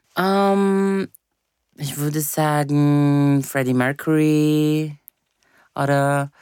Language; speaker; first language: German; non-native, fluent; Portuguese